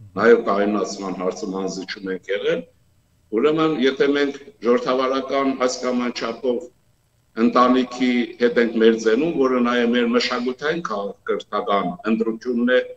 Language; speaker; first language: Armenian; native; Armenian